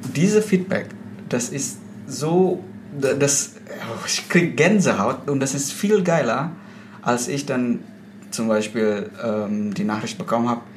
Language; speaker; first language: German; non-native, fluent; Indonesian